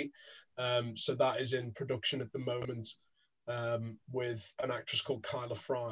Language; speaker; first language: English; native; English